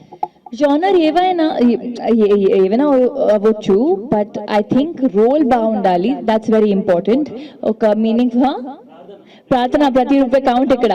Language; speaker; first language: Telugu; non-native, local second language; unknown